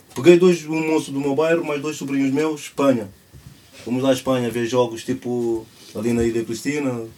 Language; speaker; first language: Portuguese; non-native, local second language; Kabuverdianu